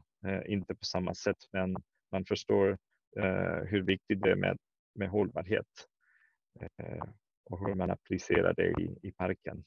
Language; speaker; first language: Swedish; non-native, fluent; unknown